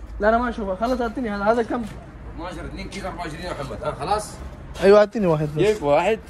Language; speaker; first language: Arabic; non-native, learner; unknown